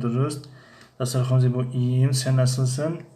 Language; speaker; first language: Turkish; non-native, fluent; Tajik